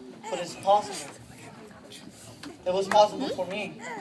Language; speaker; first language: English; early bilingual, other home language; Spanish